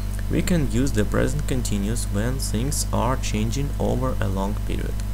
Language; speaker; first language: English; non-native, fluent; Russian